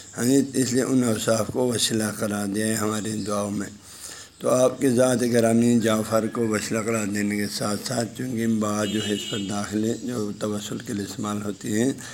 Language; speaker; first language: Urdu; non-native, local second language; Balti